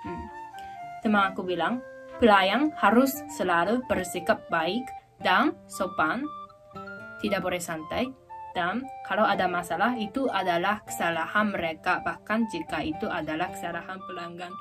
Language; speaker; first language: Indonesian; non-native, fluent; Japanese